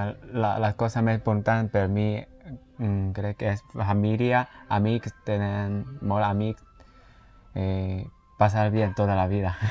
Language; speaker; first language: Spanish; non-native, learner; Chinese